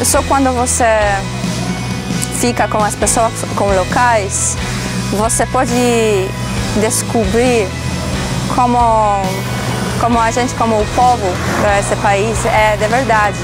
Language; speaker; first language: Portuguese; non-native, fluent; Polish